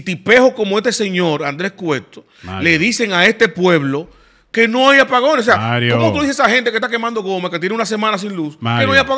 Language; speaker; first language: Spanish; native; Spanish